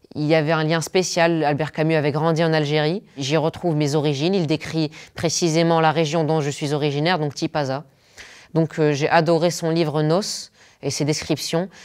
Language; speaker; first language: French; non-native, local second language; Arabic